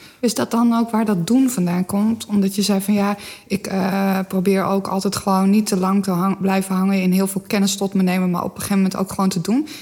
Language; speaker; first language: Dutch; native; Dutch